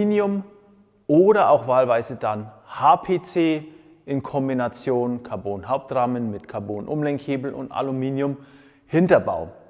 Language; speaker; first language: German; native; German